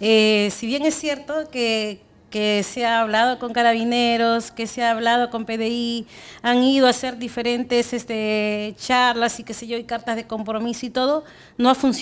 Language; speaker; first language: Spanish; native; Spanish